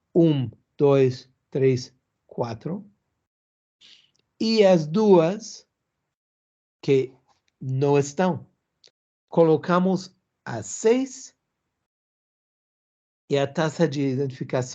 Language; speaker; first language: Portuguese; non-native, learner; English